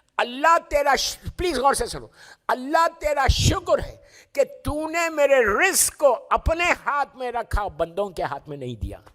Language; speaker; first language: Urdu; native; Urdu